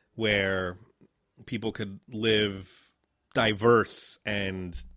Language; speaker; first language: English; native; English